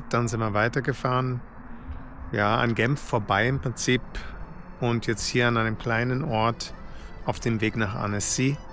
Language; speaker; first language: German; native; German